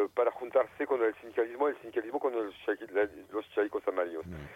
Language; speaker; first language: Spanish; non-native, fluent; French